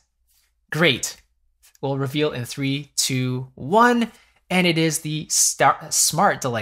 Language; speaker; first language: English; native; English